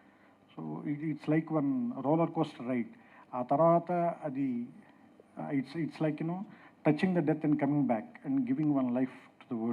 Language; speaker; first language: Telugu; native; Telugu